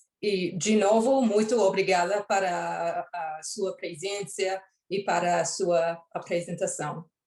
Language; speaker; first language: Portuguese; non-native, learner; English